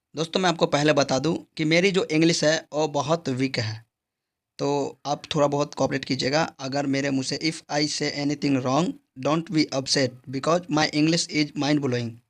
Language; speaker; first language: Hindi; native; Hindi